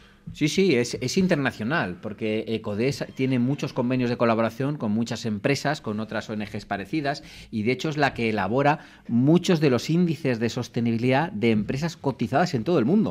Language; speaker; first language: Spanish; native; Spanish